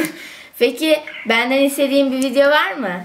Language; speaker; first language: Turkish; native; Turkish